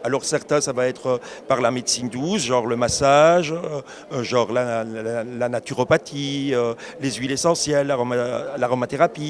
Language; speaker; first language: French; native; French